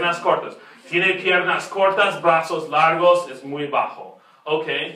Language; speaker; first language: Spanish; non-native, fluent; English